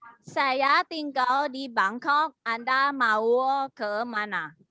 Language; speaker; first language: Indonesian; non-native, learner; Thai